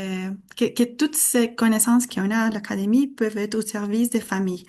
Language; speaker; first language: French; non-native, fluent; Spanish